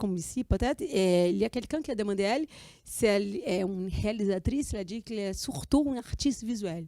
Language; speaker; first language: French; non-native, fluent; Portuguese